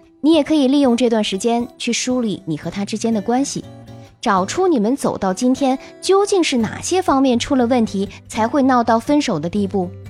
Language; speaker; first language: Chinese; native; Chinese